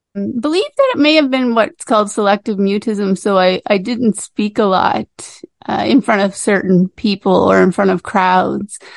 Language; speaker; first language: English; native; English